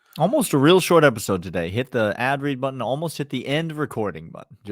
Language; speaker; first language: English; native; English